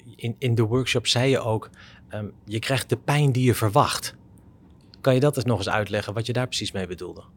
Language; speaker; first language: Dutch; native; Dutch